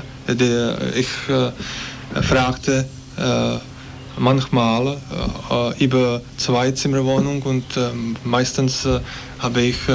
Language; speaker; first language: German; non-native, learner; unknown